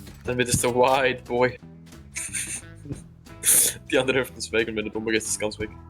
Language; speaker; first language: German; native; German